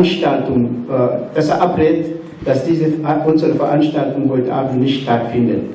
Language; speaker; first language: German; non-native, fluent; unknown